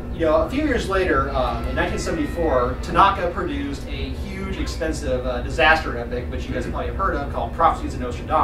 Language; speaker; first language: English; native; English